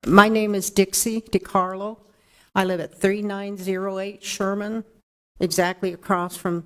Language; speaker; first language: English; native; English